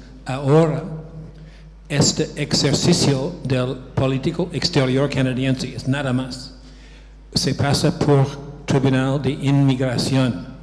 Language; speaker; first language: Spanish; non-native, fluent; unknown